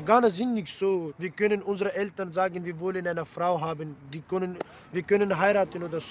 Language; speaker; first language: German; non-native, learner; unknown